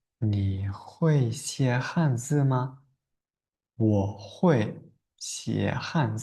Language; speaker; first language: Chinese; non-native, fluent; Uzbek